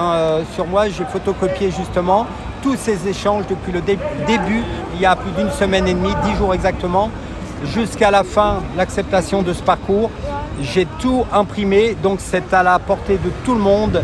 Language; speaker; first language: French; native; French